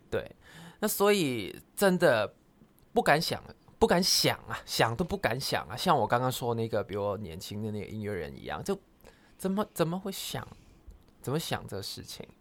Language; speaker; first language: Chinese; non-native, local second language; Cantonese